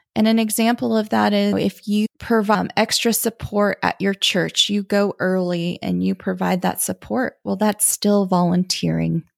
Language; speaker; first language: English; early bilingual, other home language; German